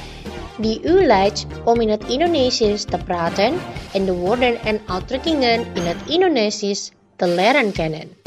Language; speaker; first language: Dutch; non-native, fluent; Indonesian